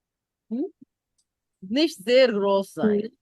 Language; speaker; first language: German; non-native, fluent; Urdu